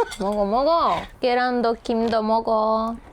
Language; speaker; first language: Korean; non-native, learner; Japanese